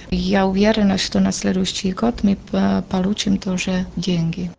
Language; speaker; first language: Russian; non-native, fluent; Czech